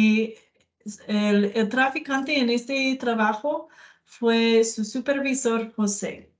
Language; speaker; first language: Spanish; non-native, learner; English